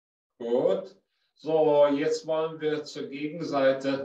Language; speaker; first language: German; native; German